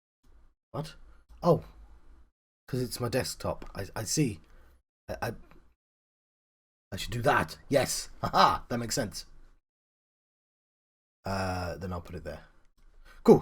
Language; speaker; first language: English; native; English